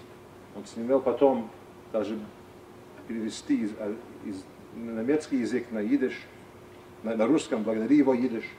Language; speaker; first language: Russian; non-native, fluent; English